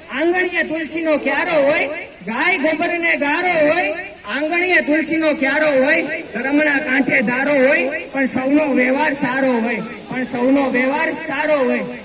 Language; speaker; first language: Gujarati; native; Gujarati